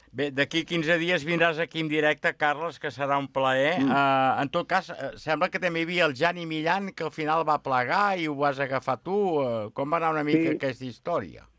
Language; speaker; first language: Catalan; native; Catalan